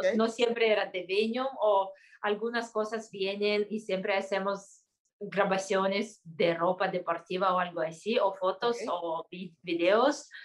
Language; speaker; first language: Spanish; non-native, fluent; Kyrgyz